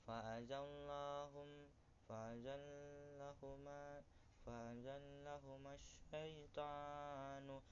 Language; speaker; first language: Arabic; non-native, learner; Indonesian